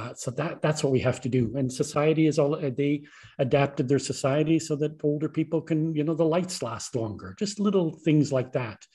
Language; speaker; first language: English; native; English